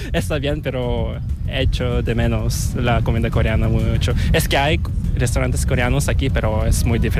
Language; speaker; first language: Spanish; non-native, fluent; Korean